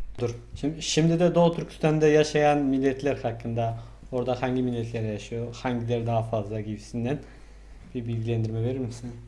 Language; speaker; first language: Turkish; non-native, fluent; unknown